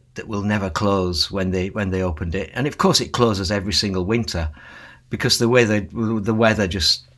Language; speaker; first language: English; native; English